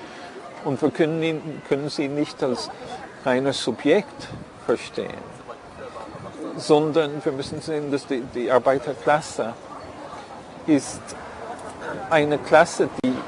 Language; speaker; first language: German; non-native, fluent; English